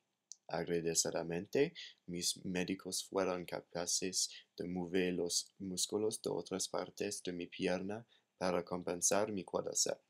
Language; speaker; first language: Spanish; non-native, learner; English